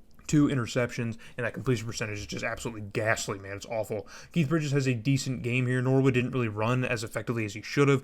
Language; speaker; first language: English; native; English